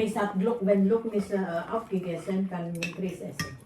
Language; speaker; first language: German; non-native, learner; Filipino